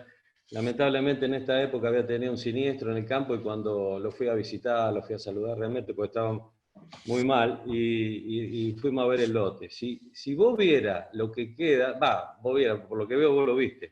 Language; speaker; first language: Spanish; native; Spanish